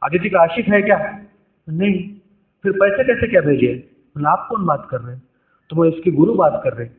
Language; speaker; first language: Hindi; non-native, local second language; Marathi